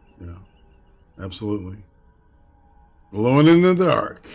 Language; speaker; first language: English; native; English